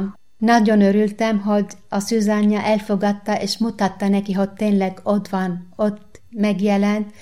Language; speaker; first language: Hungarian; non-native, learner; Arabic